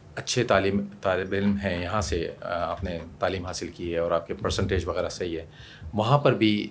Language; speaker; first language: Urdu; non-native, local second language; Punjabi